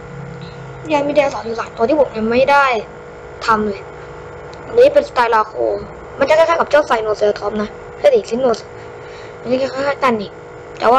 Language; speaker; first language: Thai; native; Thai